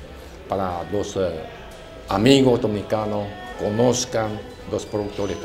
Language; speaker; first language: Spanish; non-native, fluent; Chinese